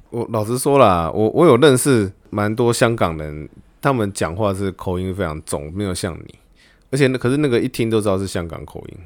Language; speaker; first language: Chinese; native; Chinese